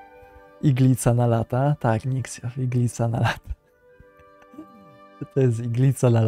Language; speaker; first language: Polish; native; Polish